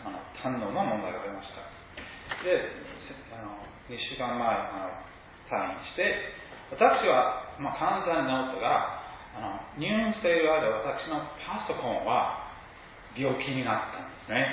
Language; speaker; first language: Japanese; non-native, fluent; English